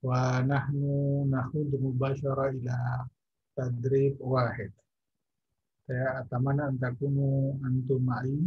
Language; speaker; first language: Arabic; non-native, fluent; Indonesian